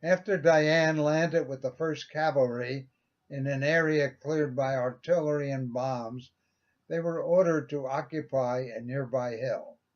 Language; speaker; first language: English; native; English